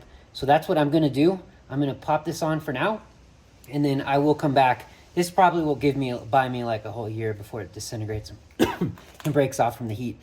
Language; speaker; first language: English; native; English